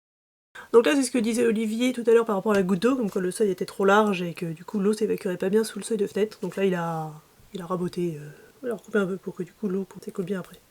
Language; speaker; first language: French; native; French